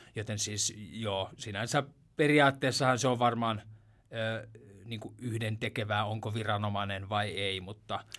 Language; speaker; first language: Finnish; native; Finnish